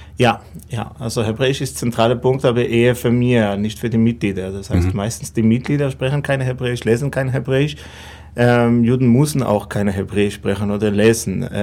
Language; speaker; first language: German; non-native, fluent; Hebrew